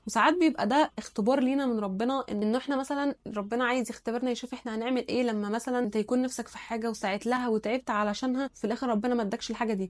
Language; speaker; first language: Arabic; native; Arabic